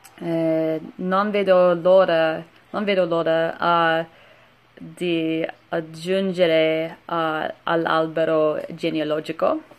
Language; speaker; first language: Italian; non-native, learner; English